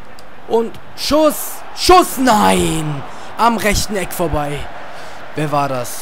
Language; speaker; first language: German; native; German